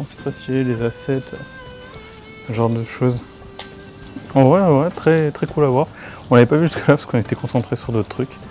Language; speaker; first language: French; native; French